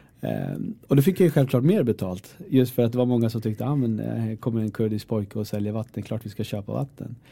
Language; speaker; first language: Swedish; early bilingual, other home language; Kurdish